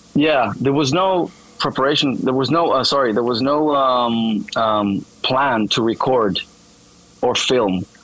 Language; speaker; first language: English; non-native, fluent; Greek